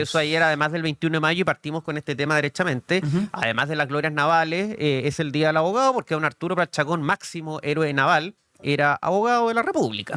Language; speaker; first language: Spanish; native; Spanish